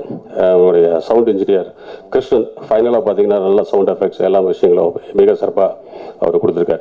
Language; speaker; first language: Tamil; native; Tamil